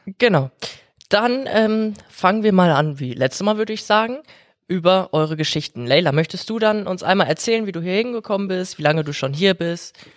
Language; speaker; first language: German; native; German